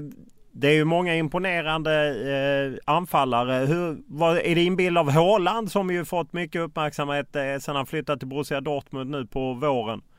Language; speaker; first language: Swedish; native; Swedish